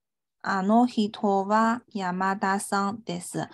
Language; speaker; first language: Japanese; non-native, fluent; Chinese